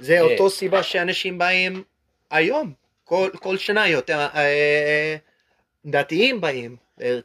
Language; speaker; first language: Hebrew; non-native, learner; English